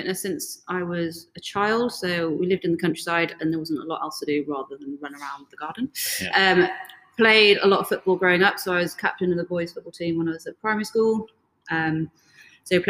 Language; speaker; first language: English; native; English